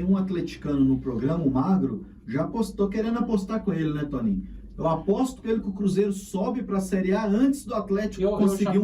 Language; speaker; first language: Portuguese; native; Portuguese